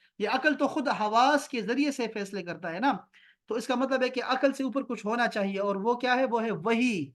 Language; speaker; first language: Urdu; non-native, local second language; Pashto